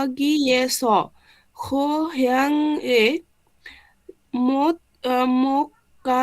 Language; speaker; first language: Korean; non-native, learner; Bangla